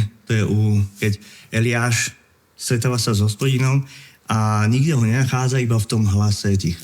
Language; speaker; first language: Slovak; native; Slovak